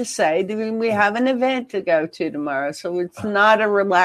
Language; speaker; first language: English; native; English